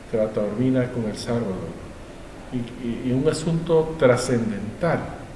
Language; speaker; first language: Italian; non-native, learner; Spanish